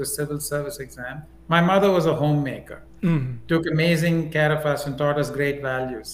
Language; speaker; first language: English; non-native, local second language; Tamil